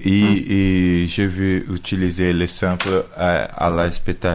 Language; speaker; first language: French; non-native, learner; Portuguese